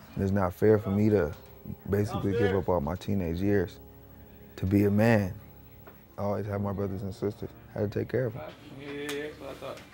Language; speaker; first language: English; native; English